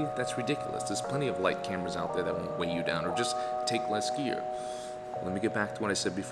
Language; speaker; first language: English; native; English